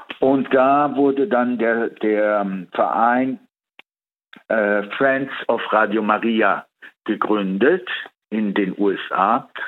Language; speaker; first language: German; early bilingual, heritage; Italian